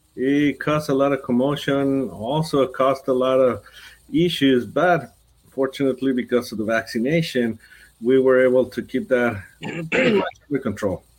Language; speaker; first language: English; non-native, fluent; Spanish